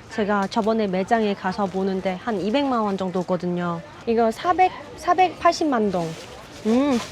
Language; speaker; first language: Korean; non-native, fluent; Vietnamese